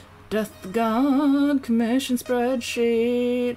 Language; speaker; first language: English; native; English